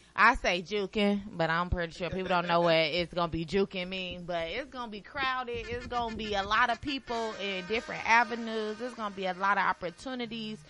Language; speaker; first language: English; native; English